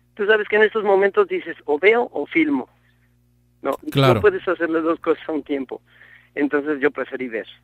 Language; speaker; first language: Spanish; native; Spanish